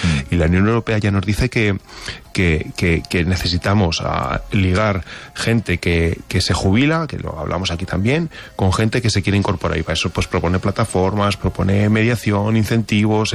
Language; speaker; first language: Spanish; native; Spanish